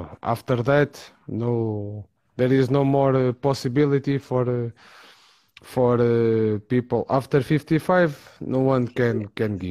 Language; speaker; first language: English; non-native, fluent; Portuguese